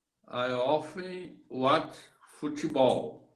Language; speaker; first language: English; non-native, learner; Portuguese